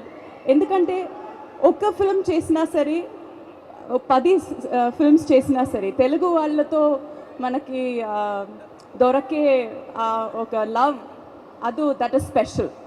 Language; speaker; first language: Telugu; non-native, fluent; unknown